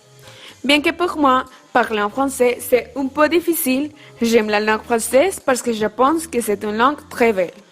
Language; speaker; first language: French; non-native, learner; Spanish